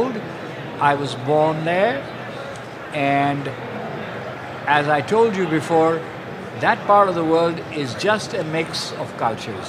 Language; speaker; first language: English; non-native, local second language; Punjabi